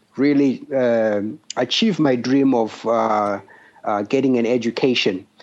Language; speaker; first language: English; non-native, local second language; Shona